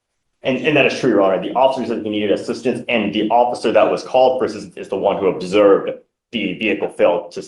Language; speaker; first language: English; native; English